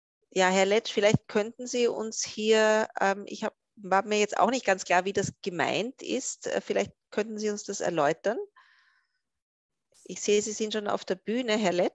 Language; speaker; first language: German; native; German